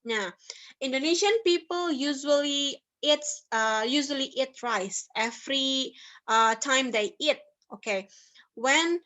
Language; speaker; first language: English; non-native, fluent; Indonesian